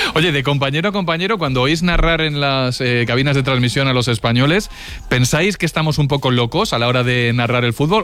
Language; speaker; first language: Spanish; native; Spanish